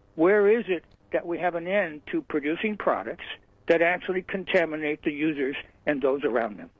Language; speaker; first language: English; early bilingual, other home language; Norwegian